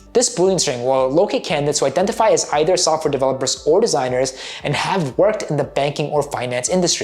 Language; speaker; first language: English; native; English